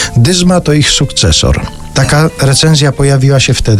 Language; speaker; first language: Polish; native; Polish